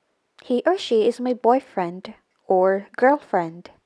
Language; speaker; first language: English; non-native, local second language; Filipino